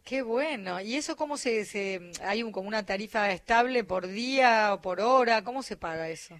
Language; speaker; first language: Spanish; native; Spanish